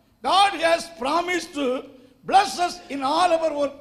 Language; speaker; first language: English; non-native, local second language; Tamil